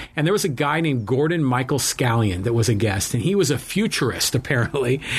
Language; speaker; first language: English; native; English